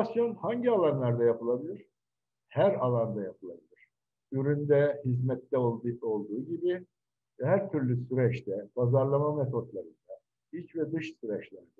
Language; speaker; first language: Turkish; native; Turkish